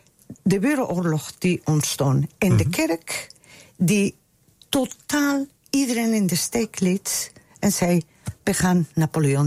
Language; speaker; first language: Dutch; non-native, fluent; Spanish